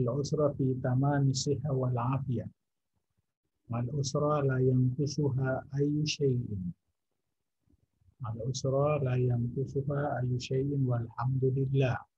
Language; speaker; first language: Arabic; non-native, fluent; Indonesian